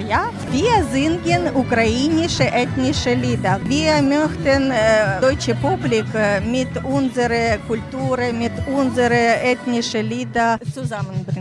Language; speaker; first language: German; non-native, learner; Ukrainian